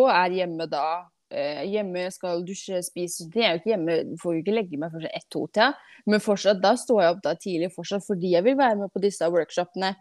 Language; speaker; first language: Norwegian; non-native, fluent; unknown